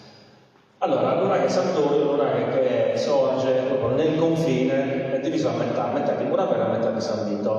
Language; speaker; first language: Italian; native; Italian